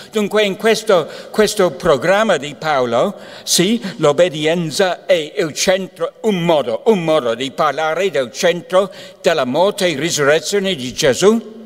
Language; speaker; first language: Italian; non-native, fluent; English